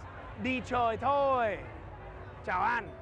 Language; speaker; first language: Vietnamese; early bilingual, heritage; English